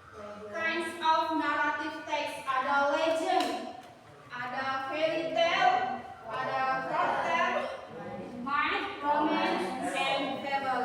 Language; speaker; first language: English; non-native, learner; Indonesian